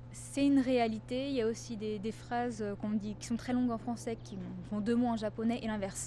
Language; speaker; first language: French; native; French